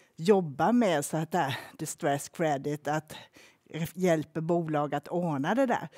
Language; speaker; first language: Swedish; native; Swedish